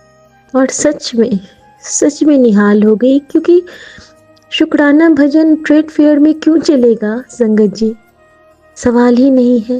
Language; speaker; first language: Hindi; native; Hindi